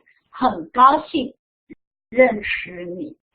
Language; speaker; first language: Chinese; non-native, fluent; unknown